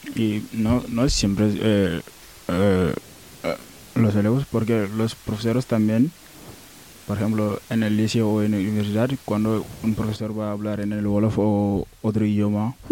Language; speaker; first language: Spanish; non-native, learner; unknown